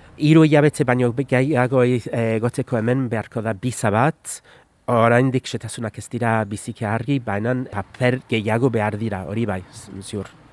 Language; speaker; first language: Basque; non-native, fluent; English